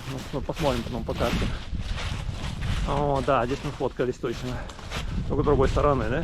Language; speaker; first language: Russian; native; Russian